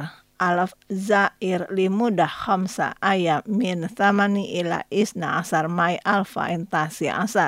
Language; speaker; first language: Arabic; non-native, fluent; Indonesian